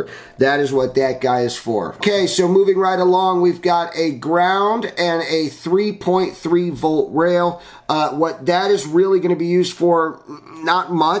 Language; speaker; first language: English; native; English